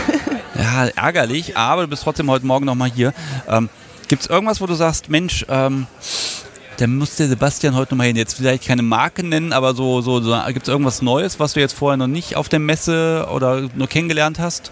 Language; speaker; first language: German; native; German